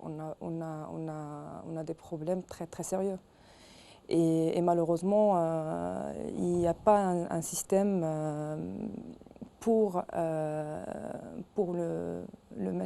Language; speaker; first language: French; non-native, local second language; Arabic